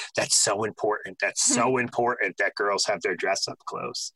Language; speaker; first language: English; native; English